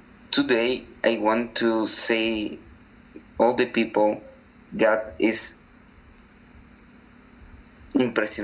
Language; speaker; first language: English; non-native, learner; Spanish